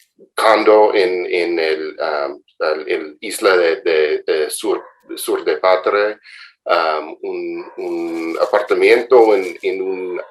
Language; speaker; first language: Spanish; non-native, fluent; English